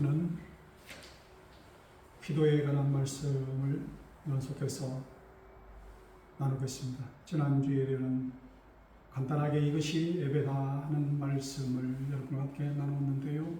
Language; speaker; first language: Korean; native; Korean